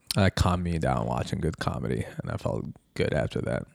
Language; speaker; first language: English; early bilingual, other home language; Arabic